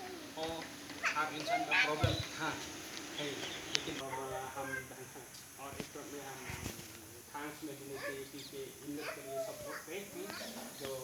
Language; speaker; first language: Hindi; non-native, local second language; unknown